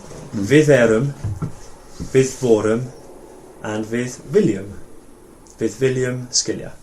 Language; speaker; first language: Icelandic; non-native, fluent; English